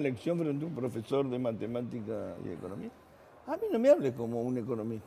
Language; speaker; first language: Spanish; native; Spanish